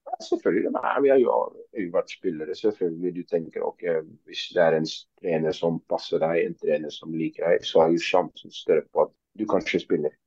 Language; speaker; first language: Norwegian; early bilingual, other home language; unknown